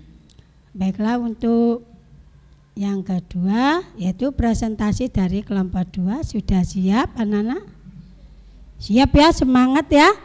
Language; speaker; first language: Indonesian; native; Indonesian